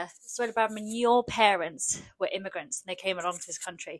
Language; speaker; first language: English; early bilingual, other home language; Polish